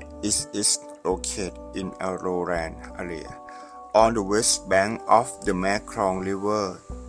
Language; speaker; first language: English; non-native, learner; Thai